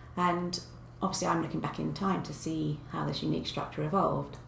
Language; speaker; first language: English; native; English